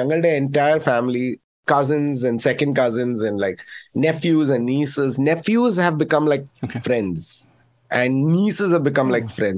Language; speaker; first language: Malayalam; early bilingual, heritage; Malayalam